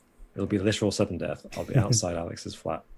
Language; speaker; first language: English; native; English